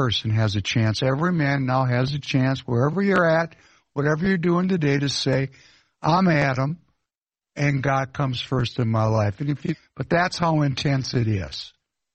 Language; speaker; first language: English; non-native, fluent; Russian